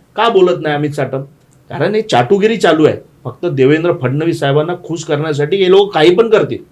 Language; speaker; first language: Marathi; non-native, local second language; Gujarati